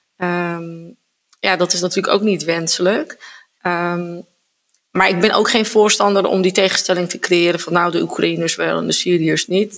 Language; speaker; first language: Dutch; native; Dutch